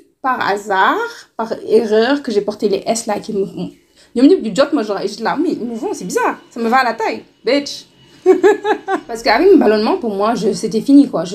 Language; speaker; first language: French; non-native, local second language; Wolof